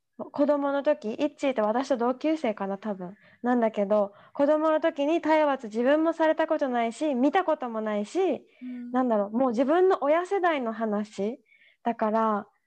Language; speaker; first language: Japanese; native; Japanese